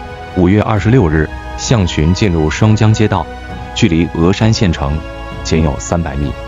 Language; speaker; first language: Chinese; native; Chinese